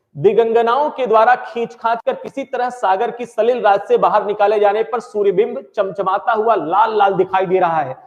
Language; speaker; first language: Hindi; native; Hindi